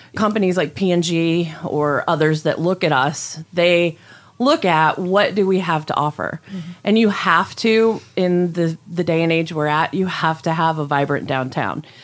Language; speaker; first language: English; native; English